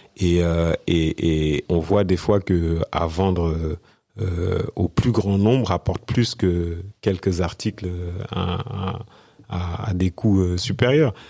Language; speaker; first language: French; early bilingual, other home language; Wolof